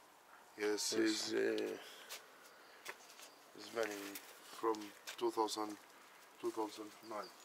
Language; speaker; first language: English; non-native, learner; Arabic